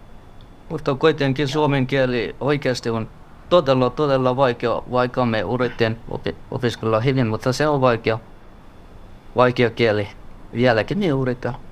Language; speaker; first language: Finnish; non-native, learner; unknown